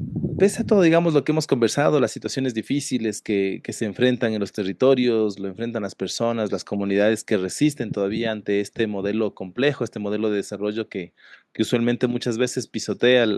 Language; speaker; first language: Spanish; native; Spanish